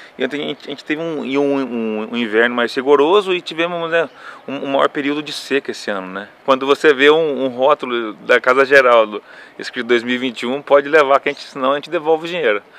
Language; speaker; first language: Portuguese; native; Portuguese